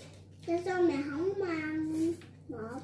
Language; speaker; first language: Vietnamese; early bilingual, heritage; Vietnamese